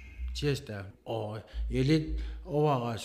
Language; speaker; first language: Danish; non-native, local second language; Kalaallisut